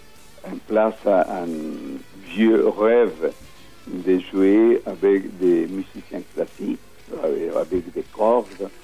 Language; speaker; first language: French; non-native, fluent; Spanish